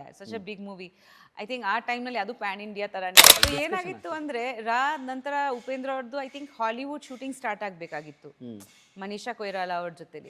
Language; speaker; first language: Kannada; non-native, fluent; Bangla